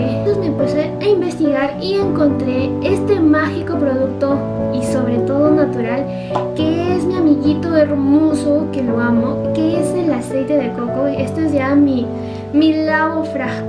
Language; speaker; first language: Spanish; native; Spanish